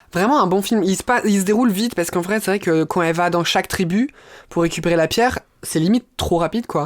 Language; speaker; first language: French; native; French